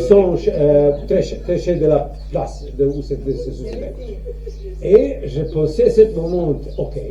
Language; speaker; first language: French; non-native, learner; Croatian